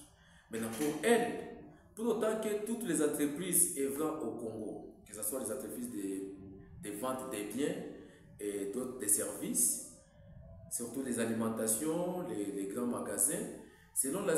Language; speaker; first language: French; non-native, local second language; Swahili